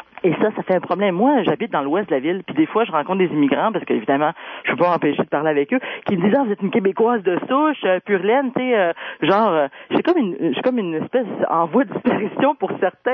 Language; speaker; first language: French; native; French